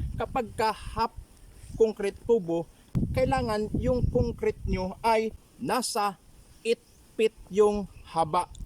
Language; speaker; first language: Filipino; non-native, local second language; Waray